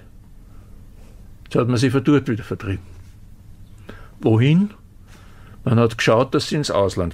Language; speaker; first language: German; native; German